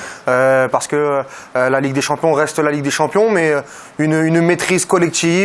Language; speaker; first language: French; native; French